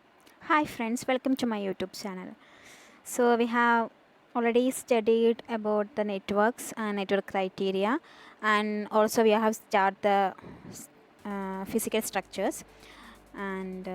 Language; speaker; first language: English; non-native, local second language; Malayalam